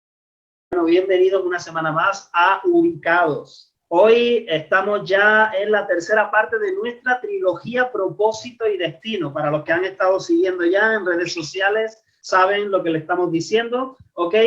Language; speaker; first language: Spanish; native; Spanish